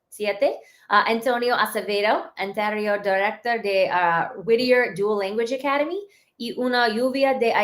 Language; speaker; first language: Spanish; early bilingual, heritage; English